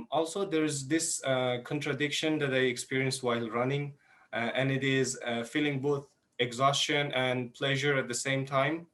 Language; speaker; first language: English; non-native, fluent; Persian